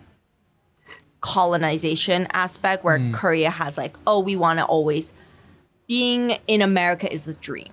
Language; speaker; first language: English; non-native, fluent; Korean